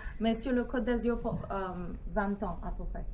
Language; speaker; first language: French; non-native, fluent; English